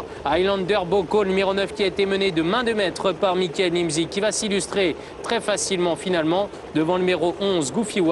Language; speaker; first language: French; native; French